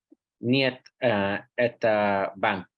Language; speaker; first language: Russian; non-native, learner; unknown